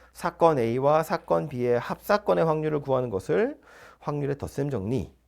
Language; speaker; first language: Korean; native; Korean